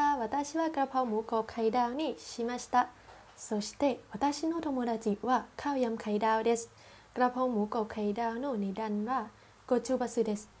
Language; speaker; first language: Japanese; non-native, learner; Thai